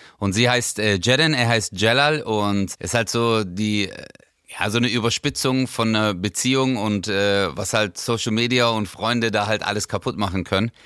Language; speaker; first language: German; early bilingual, other home language; Turkish